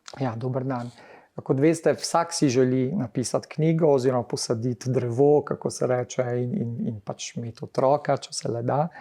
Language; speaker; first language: Slovenian; early bilingual, heritage; Slovenian